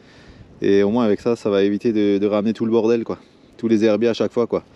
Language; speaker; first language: French; native; French